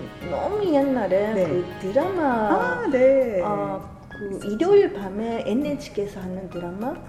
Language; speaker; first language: Korean; non-native, fluent; Japanese